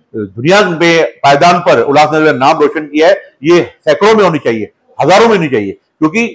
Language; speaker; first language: Hindi; non-native, local second language; Sindhi